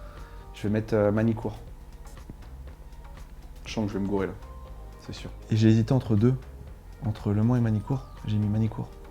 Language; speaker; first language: French; native; French